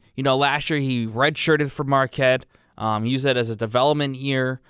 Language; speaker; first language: English; native; English